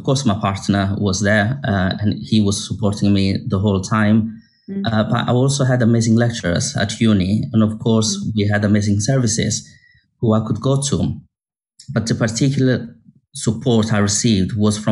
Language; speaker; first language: English; non-native, fluent; Italian